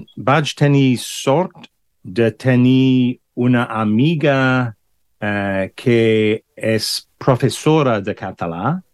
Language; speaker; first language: Catalan; non-native, learner; English